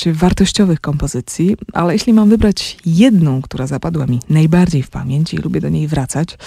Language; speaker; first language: Polish; native; Polish